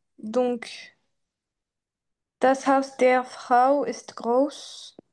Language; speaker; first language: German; non-native, learner; French